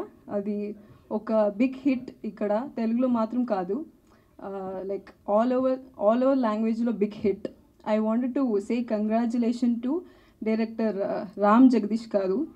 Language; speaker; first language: Telugu; non-native, learner; Tamil